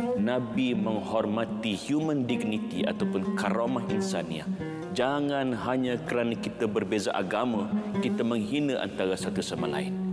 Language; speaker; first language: Malay; native; Malay